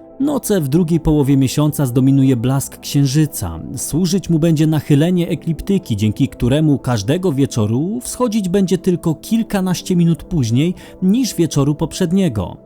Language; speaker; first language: Polish; native; Polish